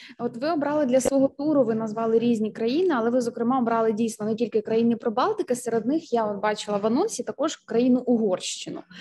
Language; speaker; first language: Ukrainian; native; Ukrainian